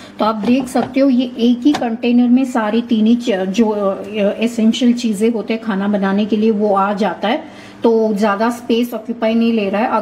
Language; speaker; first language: Hindi; non-native, local second language; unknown